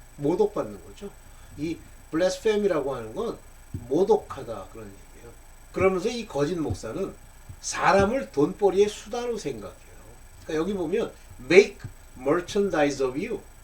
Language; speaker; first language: Korean; native; Korean